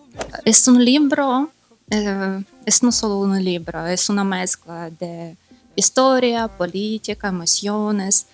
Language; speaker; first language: Spanish; non-native, fluent; Ukrainian